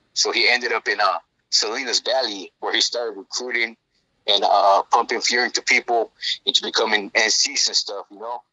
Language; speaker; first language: English; native; English